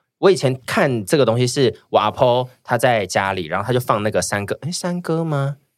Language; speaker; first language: Chinese; native; Chinese